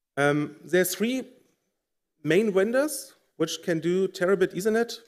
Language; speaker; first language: English; non-native, fluent; German